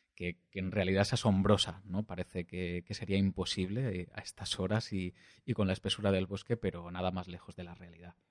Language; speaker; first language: Spanish; non-native, local second language; Catalan